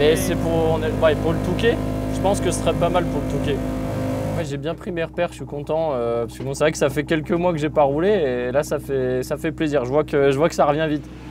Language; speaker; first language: French; native; French